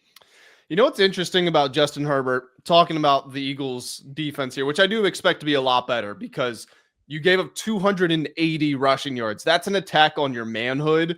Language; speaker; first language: English; native; English